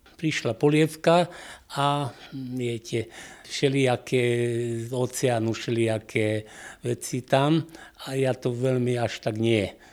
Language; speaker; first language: Slovak; non-native, local second language; Hungarian